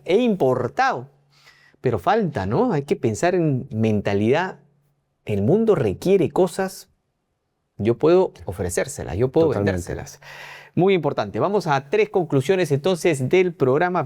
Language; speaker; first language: Spanish; native; Spanish